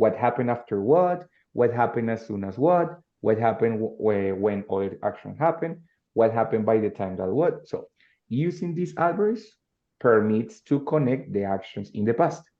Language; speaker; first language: English; non-native, fluent; Spanish